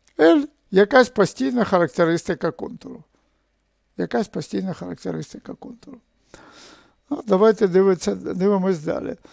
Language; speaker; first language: Ukrainian; native; Ukrainian